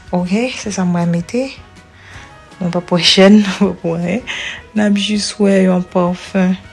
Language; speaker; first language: French; non-native, learner; Haitian Creole